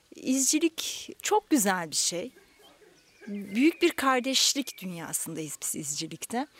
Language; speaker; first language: Turkish; native; Turkish